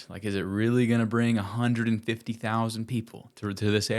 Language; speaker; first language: English; native; English